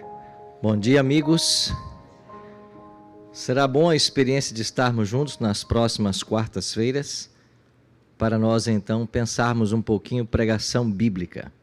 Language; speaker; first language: Portuguese; native; Portuguese